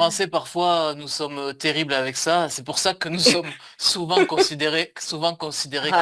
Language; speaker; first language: French; native; French